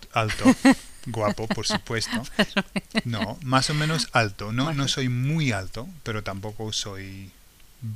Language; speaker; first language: Spanish; non-native, fluent; English